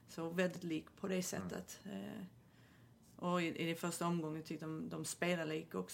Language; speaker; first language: Swedish; non-native, fluent; English